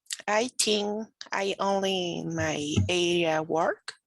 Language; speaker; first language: English; non-native, learner; Spanish